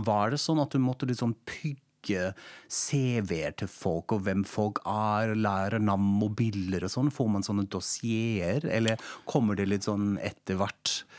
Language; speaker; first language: Norwegian; non-native, fluent; German